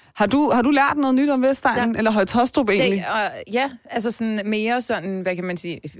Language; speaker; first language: Danish; native; Danish